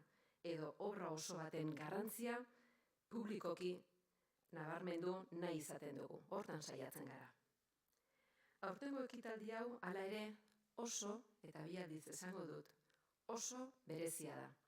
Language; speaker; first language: Basque; native; Basque